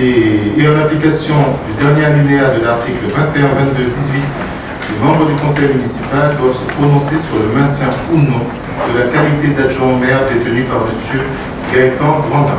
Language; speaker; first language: French; native; French